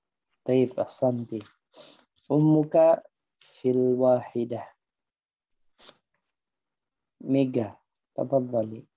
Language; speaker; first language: Arabic; non-native, fluent; Indonesian